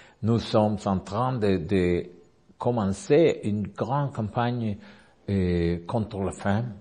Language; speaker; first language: French; non-native, learner; Spanish